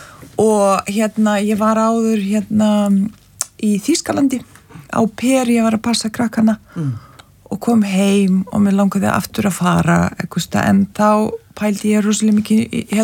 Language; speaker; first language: Icelandic; non-native, learner; Lithuanian